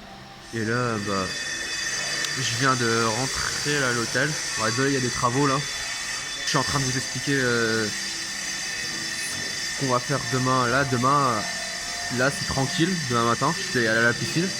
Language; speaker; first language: French; native; French